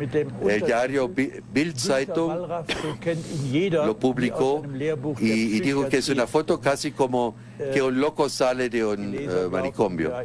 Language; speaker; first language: Spanish; non-native, fluent; German